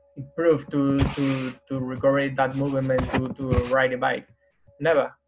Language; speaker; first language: English; non-native, learner; Spanish